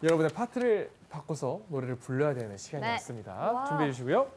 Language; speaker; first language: Korean; native; Korean